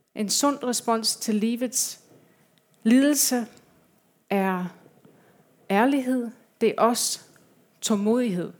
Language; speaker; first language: Danish; non-native, fluent; English